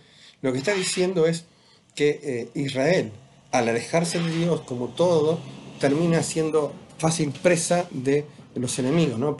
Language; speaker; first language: Spanish; native; Spanish